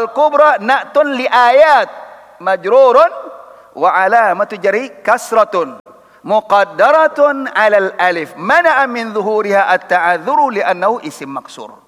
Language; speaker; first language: Arabic; non-native, fluent; Indonesian